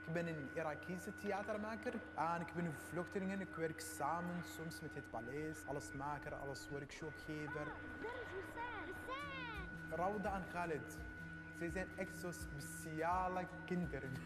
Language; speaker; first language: Dutch; non-native, fluent; Arabic